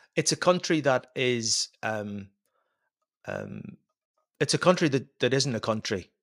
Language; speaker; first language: English; native; English